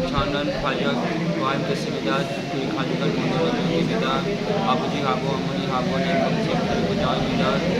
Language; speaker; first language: Korean; non-native, learner; Urdu